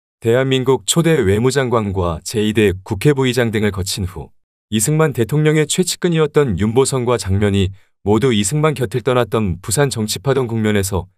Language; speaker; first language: Korean; native; Korean